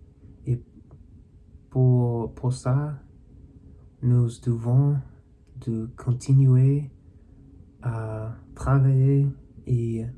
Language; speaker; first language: French; non-native, learner; English